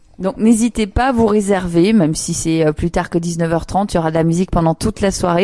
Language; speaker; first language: French; native; French